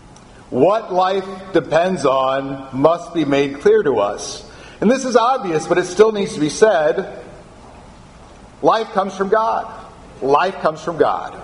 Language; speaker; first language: English; native; English